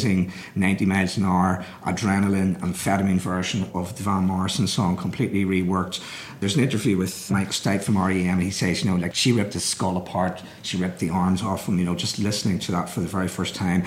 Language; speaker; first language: English; native; English